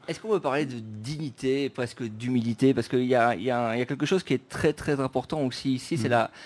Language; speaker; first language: French; native; French